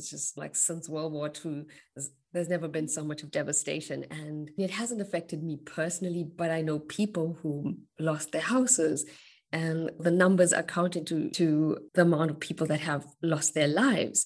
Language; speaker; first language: English; native; English